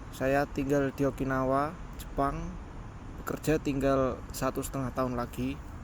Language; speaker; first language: Indonesian; native; Indonesian